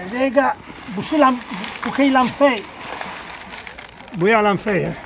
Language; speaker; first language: Chinese; non-native, fluent; Italian